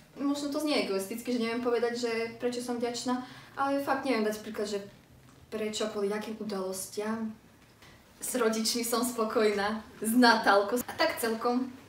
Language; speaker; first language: Slovak; early bilingual, other home language; Ukrainian